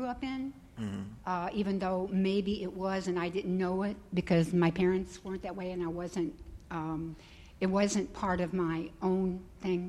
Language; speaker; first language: English; native; English